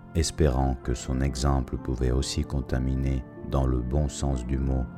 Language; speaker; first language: French; non-native, fluent; Russian